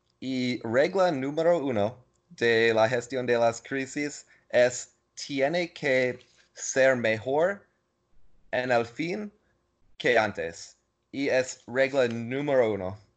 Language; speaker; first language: Spanish; non-native, learner; English